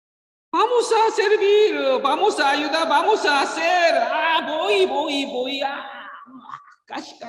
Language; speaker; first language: Spanish; non-native, learner; Korean